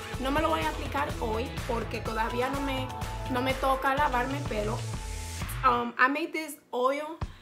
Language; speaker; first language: Spanish; early bilingual, heritage; Spanish